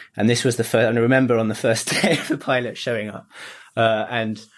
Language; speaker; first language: English; early bilingual, other home language; Japanese